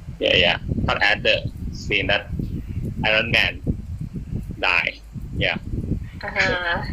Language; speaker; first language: English; non-native, learner; Thai